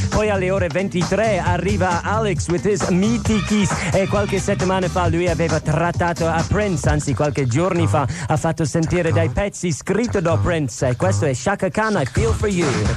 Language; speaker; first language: Italian; non-native, fluent; English